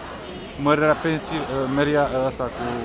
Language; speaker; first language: Romanian; native; Romanian